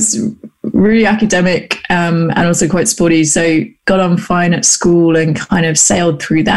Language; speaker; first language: English; native; English